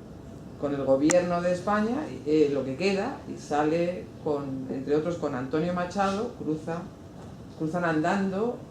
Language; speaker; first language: Spanish; native; Spanish